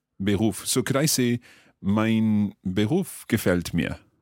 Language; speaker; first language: German; non-native, learner; English